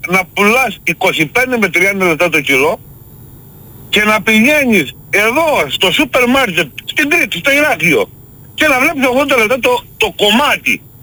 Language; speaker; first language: Greek; native; Greek